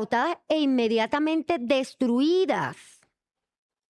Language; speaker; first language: Spanish; native; Spanish